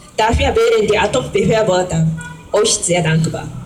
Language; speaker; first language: German; non-native, fluent; Japanese